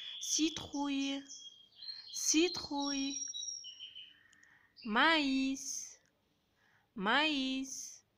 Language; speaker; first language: French; non-native, local second language; Arabic